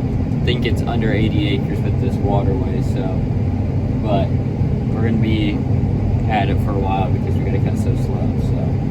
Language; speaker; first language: English; native; English